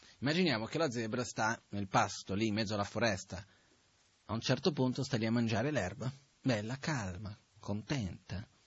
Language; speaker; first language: Italian; non-native, fluent; Portuguese